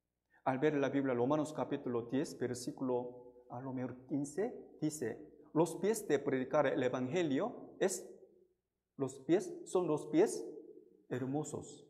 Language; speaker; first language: Spanish; non-native, fluent; Korean